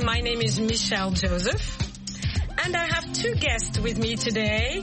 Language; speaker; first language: English; non-native, fluent; French